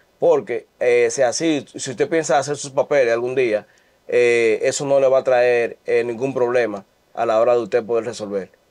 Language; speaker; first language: Spanish; native; Spanish